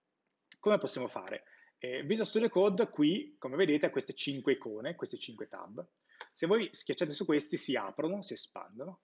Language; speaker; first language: Italian; native; Italian